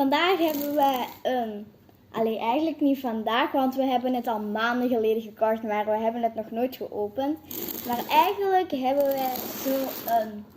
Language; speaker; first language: Dutch; early bilingual, other home language; Filipino